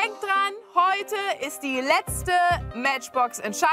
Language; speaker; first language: German; native; German